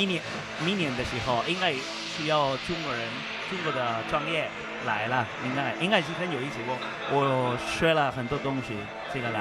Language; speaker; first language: Chinese; non-native, fluent; Spanish